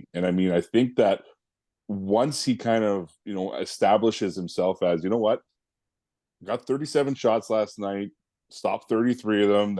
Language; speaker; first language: English; native; English